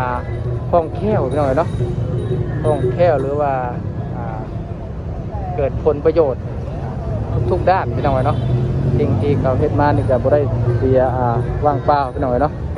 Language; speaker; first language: Thai; non-native, local second language; Lao